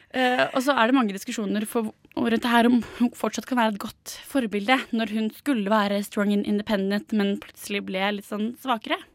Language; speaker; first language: Norwegian; native; Norwegian